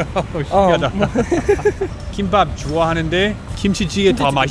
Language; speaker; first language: Korean; non-native, fluent; English